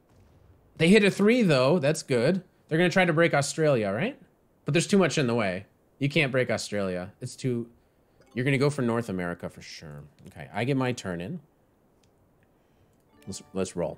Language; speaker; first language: English; native; English